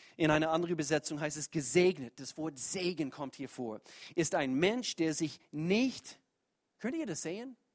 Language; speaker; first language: German; non-native, fluent; English